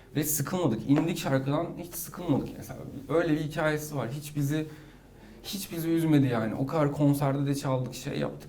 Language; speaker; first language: Turkish; native; Turkish